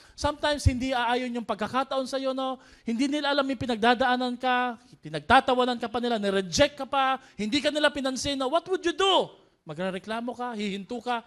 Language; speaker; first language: Filipino; native; Filipino